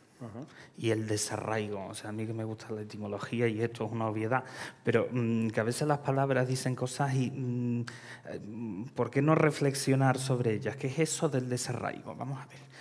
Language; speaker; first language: Spanish; early bilingual, other home language; Ukrainian